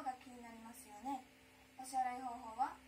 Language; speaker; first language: Japanese; native; Japanese